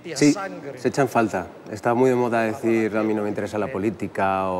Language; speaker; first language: Spanish; native; Spanish